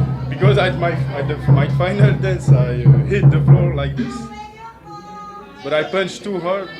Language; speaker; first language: English; non-native, learner; French